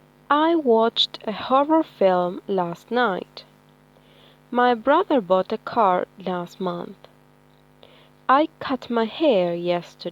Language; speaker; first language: English; non-native, fluent; Spanish